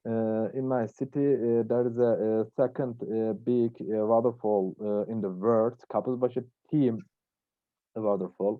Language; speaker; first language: English; non-native, learner; Turkish